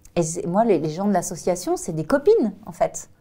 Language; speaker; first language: French; native; French